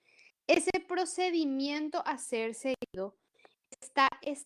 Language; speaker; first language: Spanish; native; Spanish